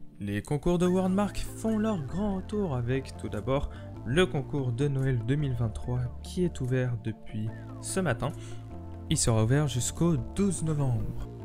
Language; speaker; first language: French; native; French